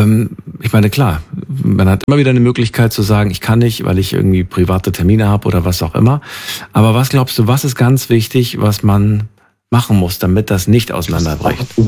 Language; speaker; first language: German; native; German